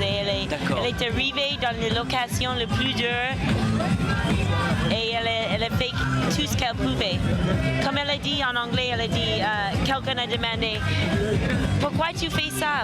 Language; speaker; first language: French; non-native, fluent; English